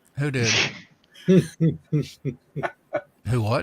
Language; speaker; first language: English; native; English